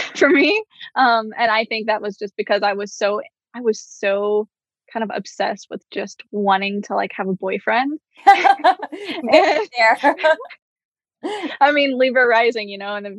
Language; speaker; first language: English; native; English